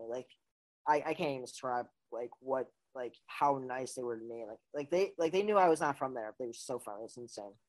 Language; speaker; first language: English; native; English